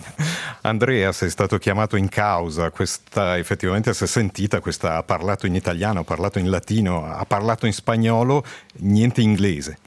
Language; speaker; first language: Italian; native; Italian